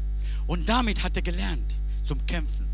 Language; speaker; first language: German; non-native, learner; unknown